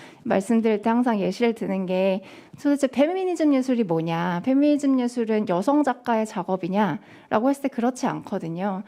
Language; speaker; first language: Korean; native; Korean